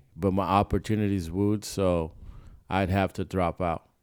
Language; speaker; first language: English; non-native, fluent; Portuguese